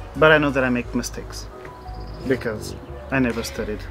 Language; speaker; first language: English; non-native, fluent; Portuguese